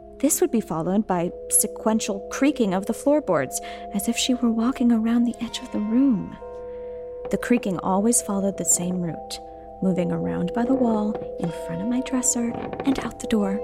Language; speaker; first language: English; native; English